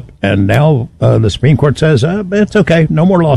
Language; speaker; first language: English; native; English